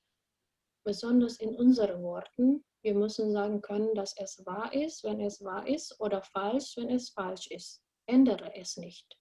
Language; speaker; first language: German; non-native, fluent; Indonesian